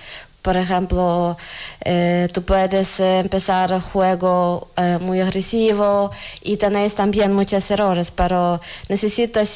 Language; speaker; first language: Spanish; non-native, learner; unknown